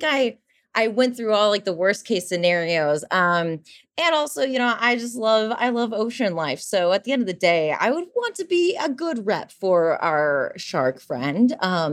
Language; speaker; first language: English; native; English